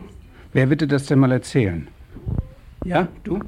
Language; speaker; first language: German; native; German